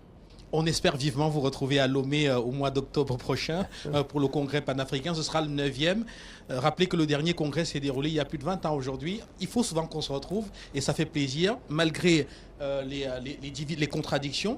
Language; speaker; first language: French; native; French